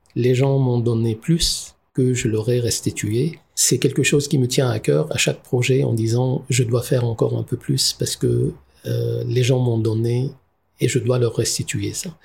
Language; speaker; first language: French; non-native, local second language; Arabic